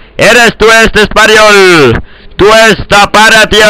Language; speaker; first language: Spanish; non-native, learner; English